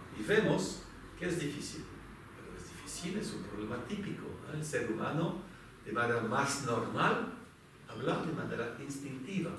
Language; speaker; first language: Spanish; non-native, fluent; French